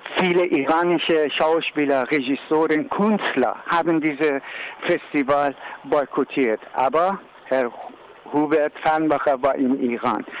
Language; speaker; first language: German; non-native, learner; Persian